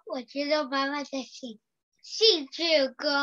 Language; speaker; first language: Chinese; early bilingual, heritage; Chinese